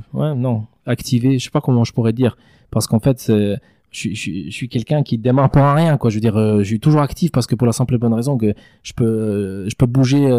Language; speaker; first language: French; native; French